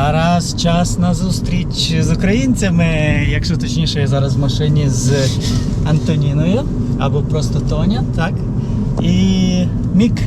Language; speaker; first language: Ukrainian; native; Ukrainian